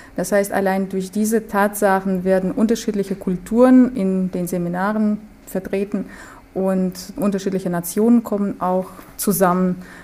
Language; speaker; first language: German; native; German